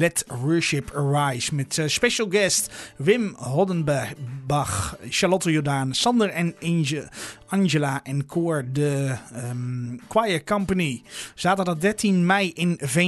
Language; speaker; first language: Dutch; native; Dutch